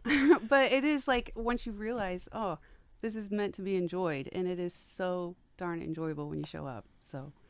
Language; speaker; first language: English; native; English